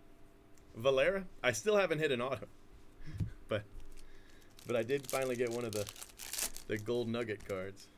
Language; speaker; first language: English; native; English